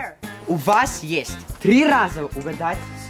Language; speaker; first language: Russian; early bilingual, heritage; Russian